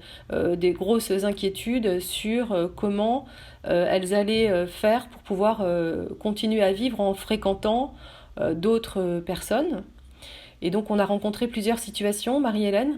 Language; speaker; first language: French; native; French